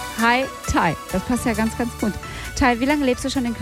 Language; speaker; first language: German; native; German